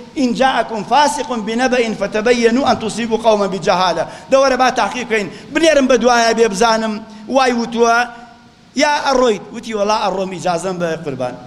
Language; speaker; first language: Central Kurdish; native; Central Kurdish